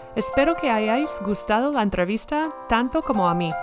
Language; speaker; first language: Spanish; non-native, fluent; English